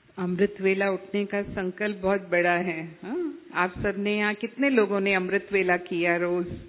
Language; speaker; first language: Hindi; native; Hindi